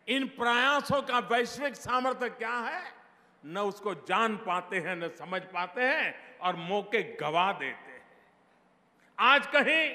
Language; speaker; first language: Hindi; non-native, local second language; Gujarati